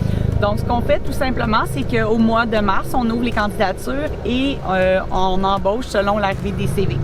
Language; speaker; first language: French; native; French